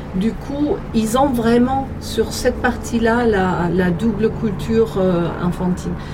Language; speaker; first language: French; non-native, fluent; German